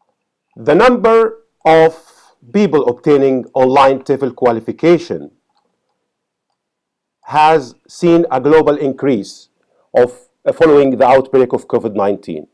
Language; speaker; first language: English; non-native, fluent; Arabic